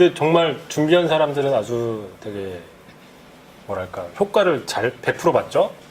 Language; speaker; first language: Korean; native; Korean